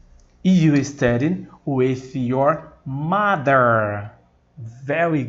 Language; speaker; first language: English; non-native, fluent; Portuguese